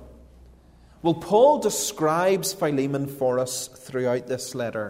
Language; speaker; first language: English; native; English